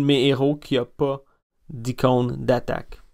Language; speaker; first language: French; native; French